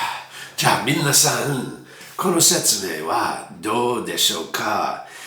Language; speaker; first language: Japanese; non-native, fluent; English